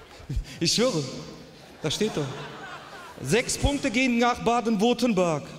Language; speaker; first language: German; native; German